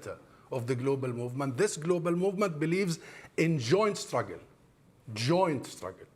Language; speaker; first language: English; non-native, fluent; Arabic